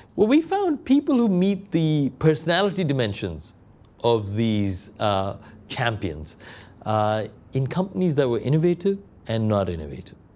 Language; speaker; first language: English; non-native, local second language; Malayalam